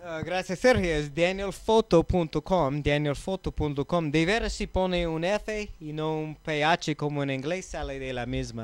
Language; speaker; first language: Spanish; non-native, learner; English